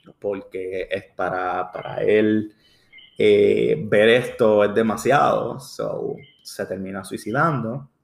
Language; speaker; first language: Spanish; early bilingual, heritage; Spanish